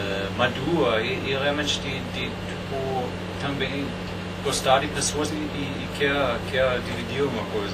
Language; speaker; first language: Portuguese; non-native, fluent; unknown